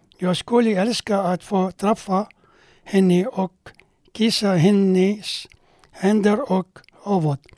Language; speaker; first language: Swedish; non-native, fluent; Arabic